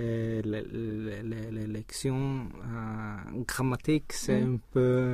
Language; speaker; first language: French; non-native, learner; Spanish